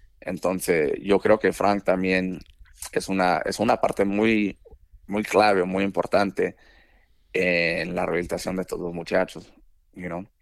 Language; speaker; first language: Spanish; early bilingual, heritage; Spanish